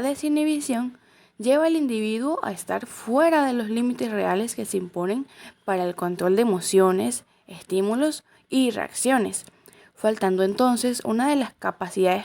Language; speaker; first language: Spanish; native; Spanish